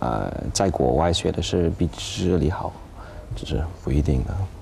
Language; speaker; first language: Chinese; non-native, fluent; English